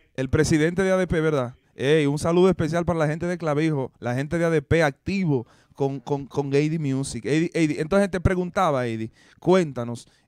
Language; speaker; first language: Spanish; native; Spanish